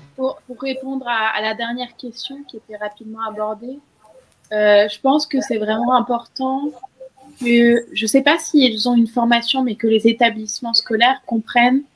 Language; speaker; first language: French; native; French